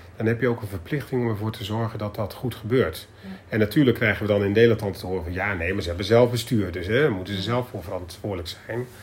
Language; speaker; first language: Dutch; native; Dutch